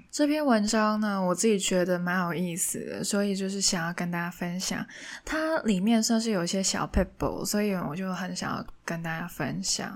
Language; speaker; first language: Chinese; non-native, local second language; Cantonese